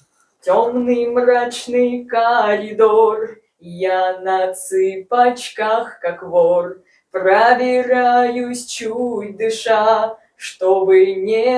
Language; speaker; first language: Russian; native; Russian